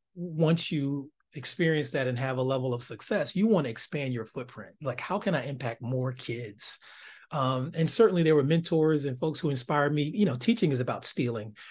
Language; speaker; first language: English; native; English